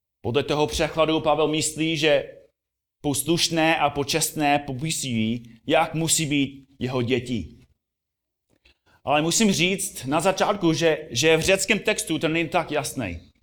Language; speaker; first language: Czech; non-native, fluent; English